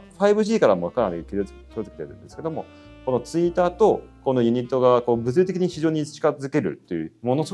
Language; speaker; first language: Japanese; native; Japanese